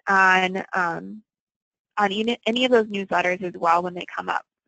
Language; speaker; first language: English; native; English